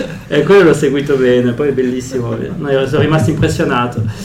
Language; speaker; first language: Italian; non-native, fluent; French